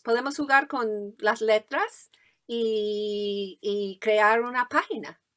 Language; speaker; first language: Spanish; non-native, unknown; English